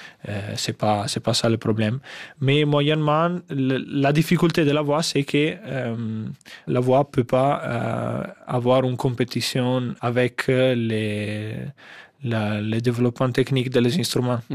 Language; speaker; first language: French; non-native, fluent; Italian